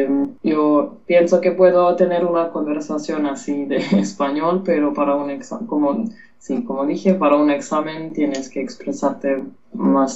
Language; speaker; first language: Spanish; non-native, fluent; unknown